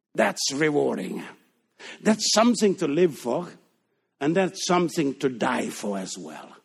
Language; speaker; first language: English; non-native, fluent; Danish